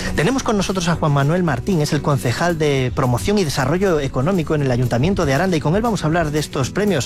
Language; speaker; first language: Spanish; native; Spanish